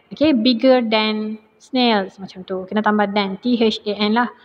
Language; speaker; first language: English; non-native, local second language; Malay